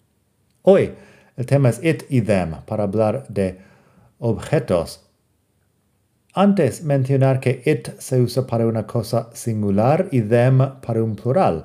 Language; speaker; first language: Spanish; non-native, fluent; English